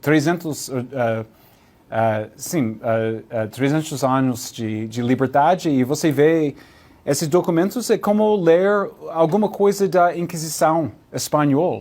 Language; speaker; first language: Portuguese; non-native, learner; English